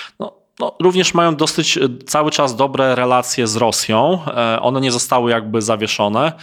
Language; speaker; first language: Polish; native; Polish